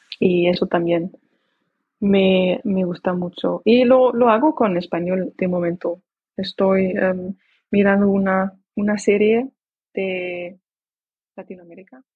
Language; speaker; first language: Spanish; non-native, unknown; Dutch